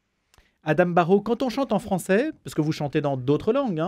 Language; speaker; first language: French; native; French